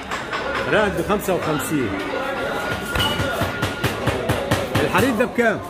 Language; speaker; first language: Arabic; native; Arabic